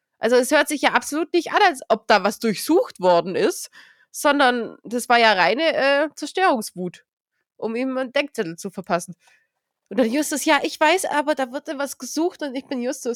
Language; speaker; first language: German; native; German